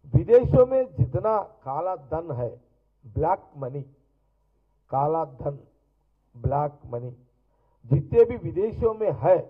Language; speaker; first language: Hindi; non-native, local second language; Telugu